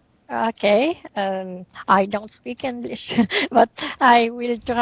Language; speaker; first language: English; non-native, learner; French